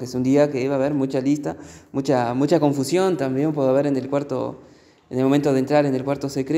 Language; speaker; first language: Spanish; native; Spanish